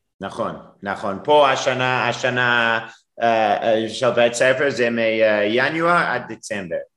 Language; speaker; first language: Hebrew; non-native, fluent; English